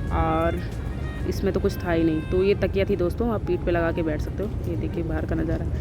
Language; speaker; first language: Hindi; native; Hindi